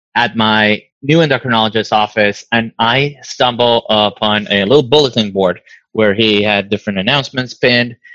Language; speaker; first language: English; non-native, fluent; Spanish